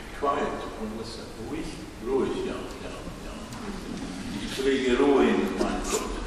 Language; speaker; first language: German; non-native, learner; Swedish